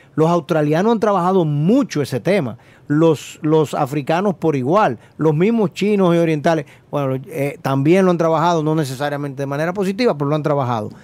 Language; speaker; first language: Spanish; native; Spanish